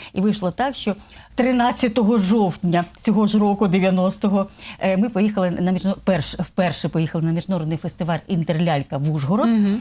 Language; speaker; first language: Ukrainian; native; Ukrainian